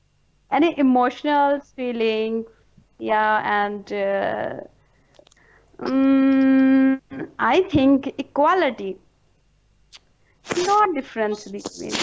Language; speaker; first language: English; non-native, learner; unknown